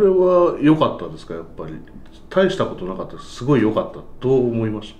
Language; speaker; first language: Japanese; native; Japanese